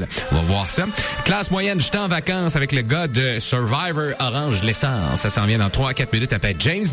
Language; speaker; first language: French; native; French